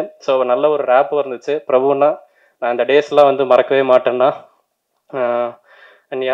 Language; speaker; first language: Tamil; native; Tamil